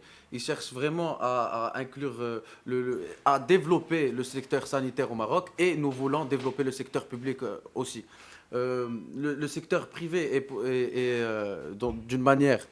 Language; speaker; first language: French; non-native, local second language; Arabic